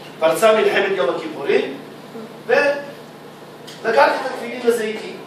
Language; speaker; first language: Hebrew; early bilingual, other home language; Arabic